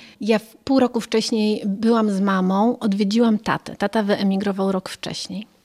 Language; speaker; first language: Polish; early bilingual, other home language; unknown